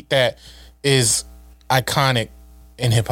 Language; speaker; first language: English; native; English